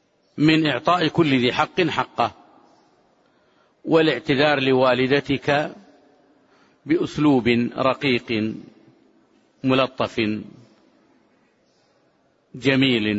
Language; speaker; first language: Arabic; native; Arabic